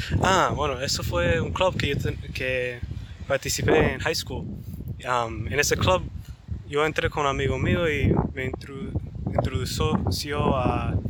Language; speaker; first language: Spanish; early bilingual, heritage; Spanish